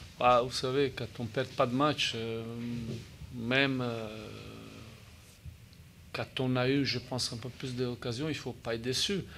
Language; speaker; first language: French; native; French